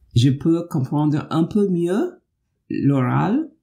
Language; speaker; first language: French; non-native, fluent; English